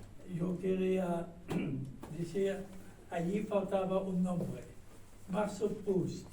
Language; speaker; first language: Spanish; non-native, fluent; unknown